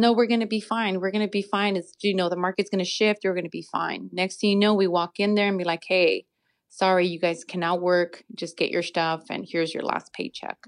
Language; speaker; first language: English; native; English